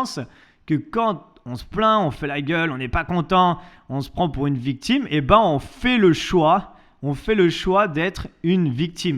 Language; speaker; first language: French; native; French